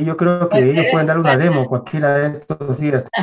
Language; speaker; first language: Spanish; native; Spanish